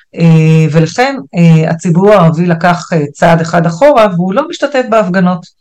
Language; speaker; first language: Hebrew; non-native, local second language; Arabic